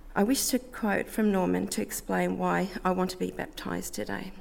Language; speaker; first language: English; native; English